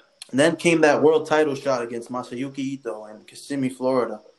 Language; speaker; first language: English; early bilingual, other home language; Spanish